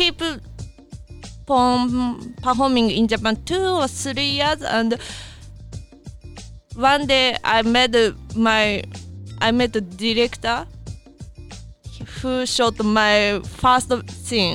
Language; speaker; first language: English; non-native, learner; Japanese